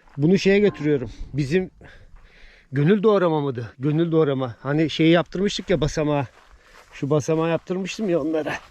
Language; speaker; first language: Turkish; native; Turkish